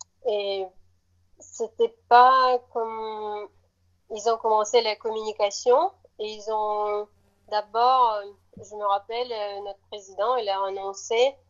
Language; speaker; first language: French; non-native, fluent; Russian